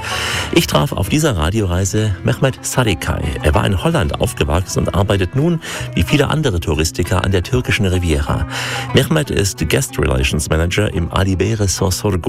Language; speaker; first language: German; native; German